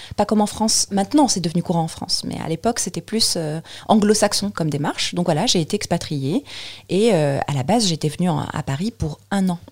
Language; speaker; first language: French; non-native, local second language; Arabic